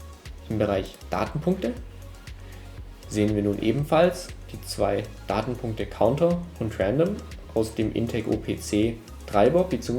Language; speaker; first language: German; native; German